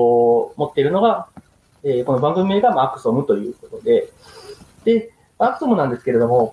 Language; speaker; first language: Japanese; native; Japanese